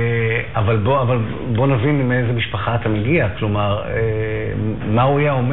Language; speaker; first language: Hebrew; native; Hebrew